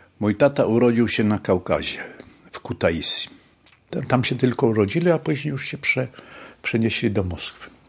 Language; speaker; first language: Polish; native; Polish